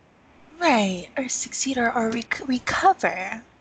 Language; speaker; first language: English; native; English